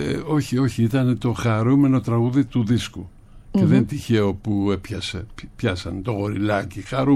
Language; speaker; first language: Greek; native; Greek